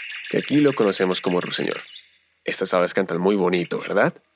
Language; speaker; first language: Spanish; native; Spanish